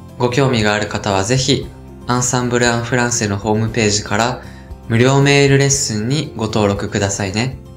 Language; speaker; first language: Japanese; native; Japanese